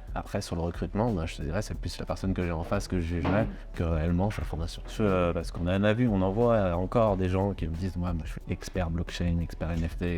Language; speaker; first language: French; native; French